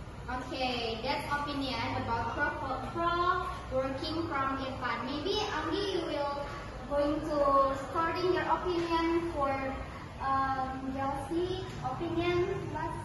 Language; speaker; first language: English; non-native, learner; Indonesian